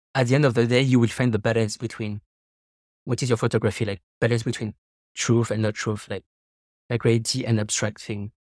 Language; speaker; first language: English; non-native, fluent; French